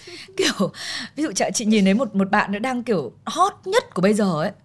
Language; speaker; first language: Vietnamese; native; Vietnamese